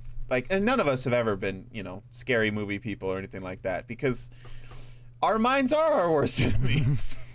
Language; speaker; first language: English; native; English